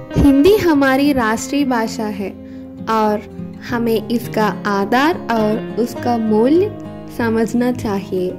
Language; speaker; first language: Hindi; non-native, local second language; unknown